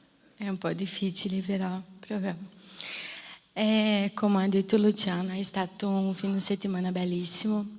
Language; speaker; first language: Italian; non-native, fluent; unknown